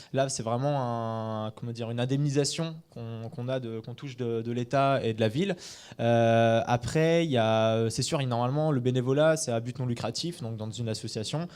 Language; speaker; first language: French; native; French